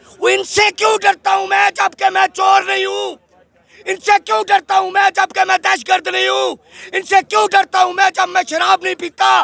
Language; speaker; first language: Urdu; non-native, local second language; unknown